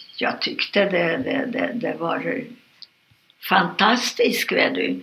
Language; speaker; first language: Swedish; non-native, fluent; Hungarian